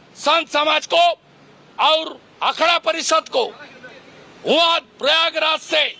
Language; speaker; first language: Hindi; non-native, local second language; Bangla